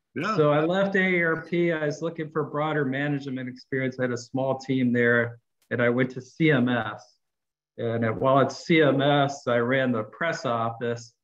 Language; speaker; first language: English; native; English